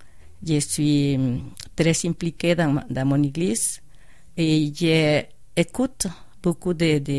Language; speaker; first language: French; non-native, fluent; Spanish